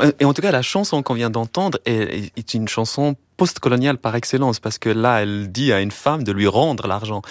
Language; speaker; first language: French; non-native, local second language; Arabic